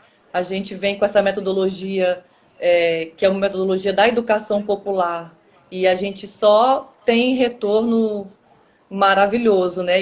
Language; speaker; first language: Portuguese; native; Portuguese